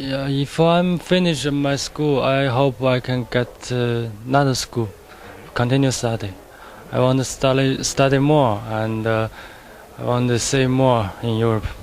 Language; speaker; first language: English; non-native, learner; Chinese